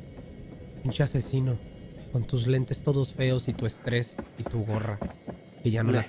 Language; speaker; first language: Spanish; native; Spanish